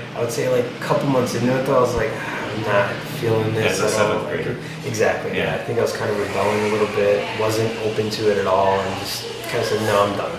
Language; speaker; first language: English; native; English